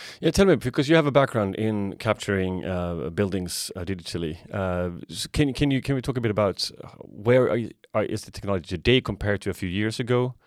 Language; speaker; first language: English; non-native, fluent; Swedish